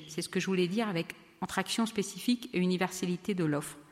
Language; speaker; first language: French; native; French